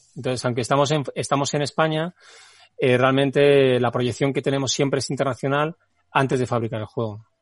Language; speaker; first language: Spanish; native; Spanish